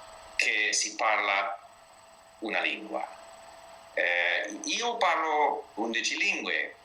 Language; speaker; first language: Italian; non-native, learner; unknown